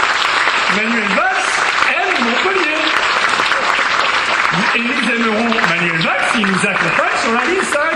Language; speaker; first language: French; native; French